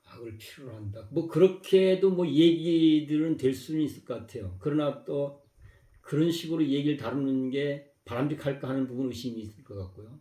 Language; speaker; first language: Korean; native; Korean